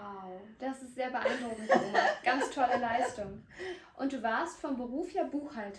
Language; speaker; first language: German; native; German